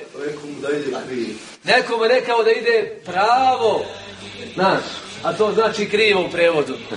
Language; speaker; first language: Bosnian; native; Bosnian